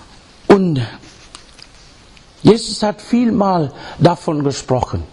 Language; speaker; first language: German; non-native, learner; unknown